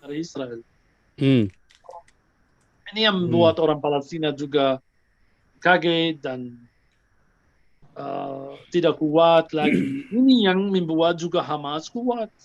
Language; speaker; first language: Indonesian; non-native, fluent; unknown